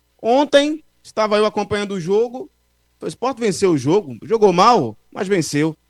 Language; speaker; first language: Portuguese; native; Portuguese